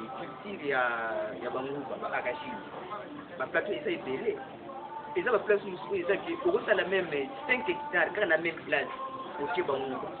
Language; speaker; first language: Lingala; non-native, local second language; Kongo